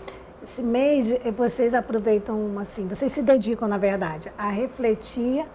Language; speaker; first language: Portuguese; native; Portuguese